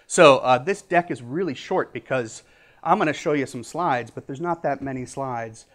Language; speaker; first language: English; native; English